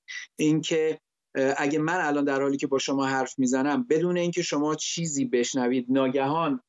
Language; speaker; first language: Persian; native; Persian